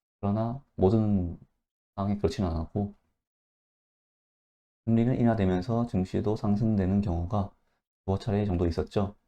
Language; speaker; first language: Korean; native; Korean